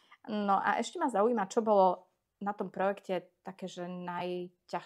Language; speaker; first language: Slovak; native; Slovak